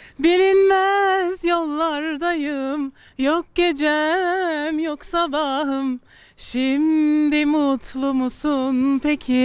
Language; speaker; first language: Turkish; early bilingual, heritage; Turkish